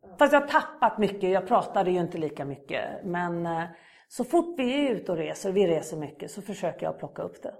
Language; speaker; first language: Swedish; native; Swedish